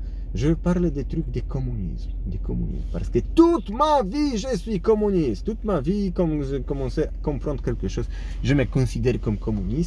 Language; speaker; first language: French; non-native, fluent; Polish